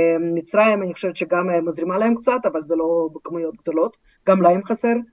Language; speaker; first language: Hebrew; non-native, fluent; Russian